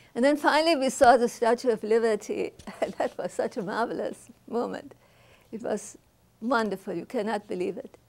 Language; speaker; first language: English; non-native, fluent; German